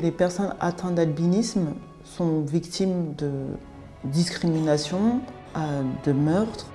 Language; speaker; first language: French; early bilingual, other home language; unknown